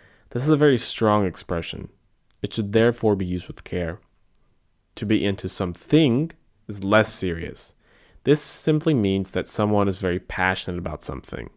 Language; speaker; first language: English; native; English